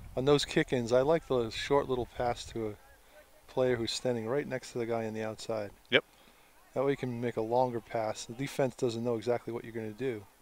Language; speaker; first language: English; native; English